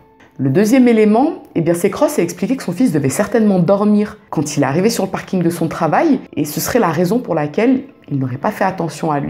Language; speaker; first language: French; native; French